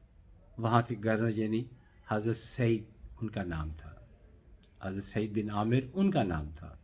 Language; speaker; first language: Urdu; native; Urdu